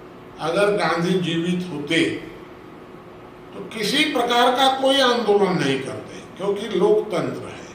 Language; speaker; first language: Hindi; native; Hindi